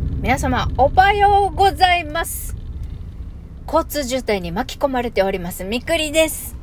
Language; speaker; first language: Japanese; native; Japanese